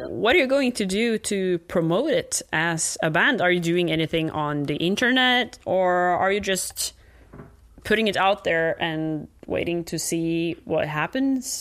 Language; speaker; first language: English; non-native, fluent; Norwegian